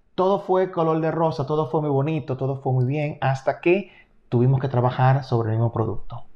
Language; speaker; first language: Spanish; native; Spanish